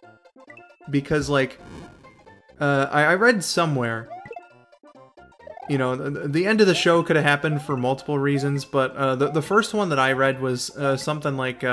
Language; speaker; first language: English; native; English